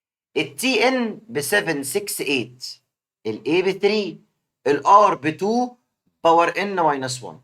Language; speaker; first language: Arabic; native; Arabic